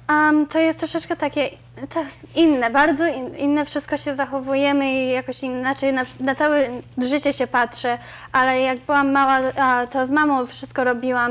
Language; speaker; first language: Polish; early bilingual, other home language; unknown